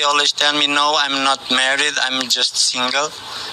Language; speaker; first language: English; non-native, learner; Portuguese